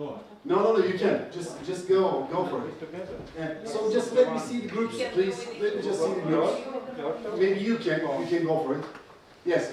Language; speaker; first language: English; non-native, fluent; Turkish